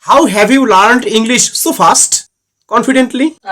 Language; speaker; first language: English; non-native, learner; Bangla